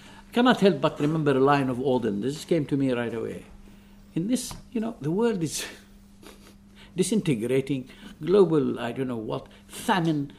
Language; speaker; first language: English; non-native, fluent; Arabic